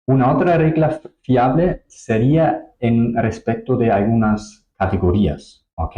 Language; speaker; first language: Spanish; non-native, fluent; German